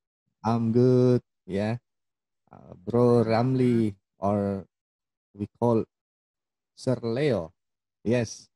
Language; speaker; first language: English; non-native, fluent; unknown